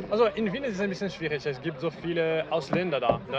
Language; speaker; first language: German; non-native, fluent; Portuguese